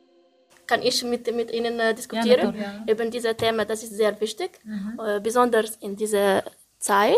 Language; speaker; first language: German; non-native, learner; Arabic